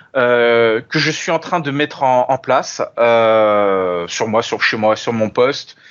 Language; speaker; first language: French; native; French